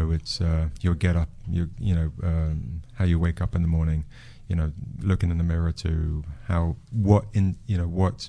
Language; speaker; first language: English; native; English